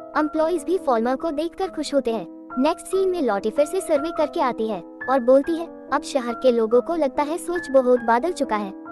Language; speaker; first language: Hindi; non-native, local second language; Bangla